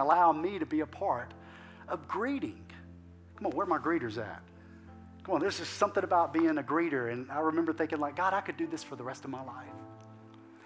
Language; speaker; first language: English; native; English